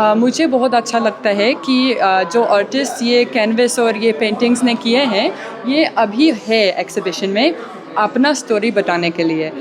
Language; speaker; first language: Hindi; early bilingual, heritage; English